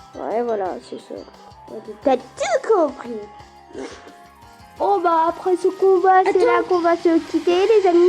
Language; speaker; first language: French; native; French